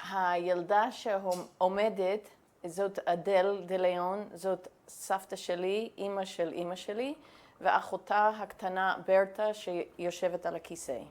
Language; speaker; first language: Hebrew; non-native, fluent; English